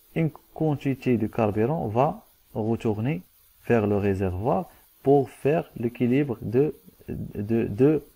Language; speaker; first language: French; non-native, local second language; Arabic